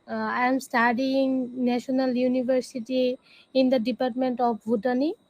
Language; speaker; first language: English; non-native, learner; Bangla